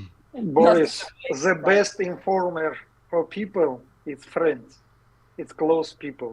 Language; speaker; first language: English; non-native, learner; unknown